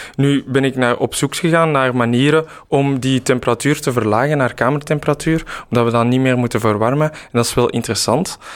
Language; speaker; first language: Dutch; native; Dutch